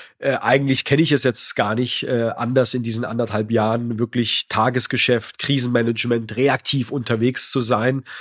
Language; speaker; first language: German; native; German